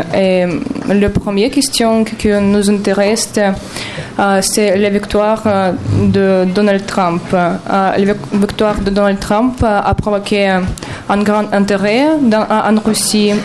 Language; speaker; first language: French; non-native, learner; Russian